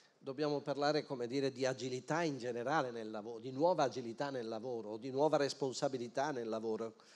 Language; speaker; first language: Italian; native; Italian